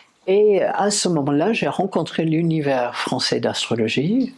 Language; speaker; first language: French; non-native, fluent; English